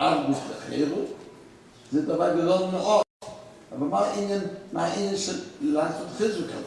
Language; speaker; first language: Hebrew; non-native, fluent; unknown